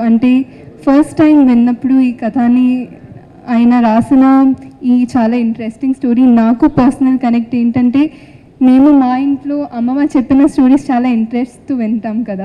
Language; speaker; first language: Telugu; non-native, fluent; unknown